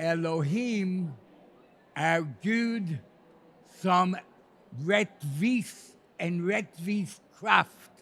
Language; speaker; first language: Swedish; non-native, fluent; English